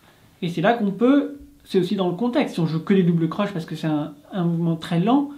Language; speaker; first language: French; native; French